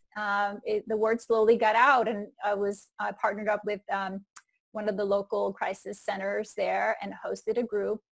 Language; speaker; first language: English; non-native, fluent; Icelandic